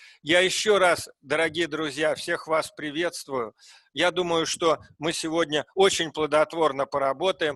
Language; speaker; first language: Russian; native; Russian